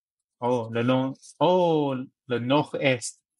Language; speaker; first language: French; non-native, learner; Chinese